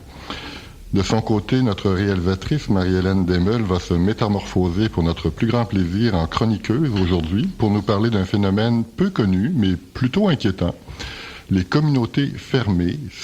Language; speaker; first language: French; native; French